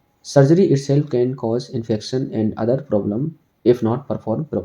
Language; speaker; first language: English; non-native, local second language; Hindi